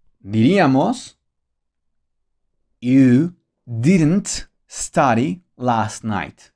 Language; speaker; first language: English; non-native, fluent; Spanish